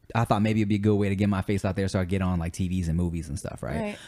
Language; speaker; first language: English; native; English